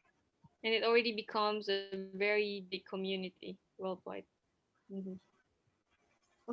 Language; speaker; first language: English; non-native, fluent; Indonesian